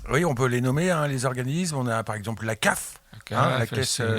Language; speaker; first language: French; native; French